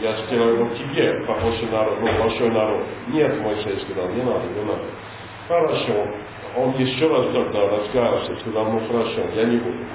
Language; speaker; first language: Russian; non-native, learner; English